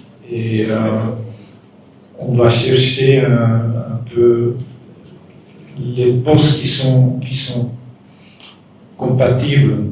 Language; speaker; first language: French; non-native, local second language; Dutch